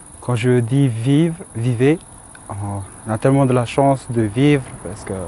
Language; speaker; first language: French; non-native, local second language; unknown